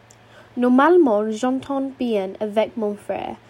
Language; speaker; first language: French; non-native, learner; English